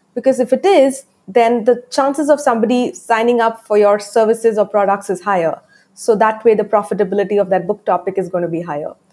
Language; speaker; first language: English; non-native, local second language; Tamil